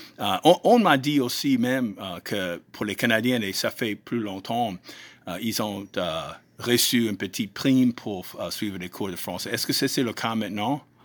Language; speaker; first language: French; non-native, fluent; English